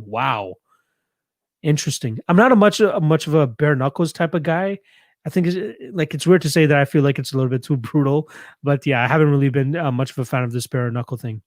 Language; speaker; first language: English; native; English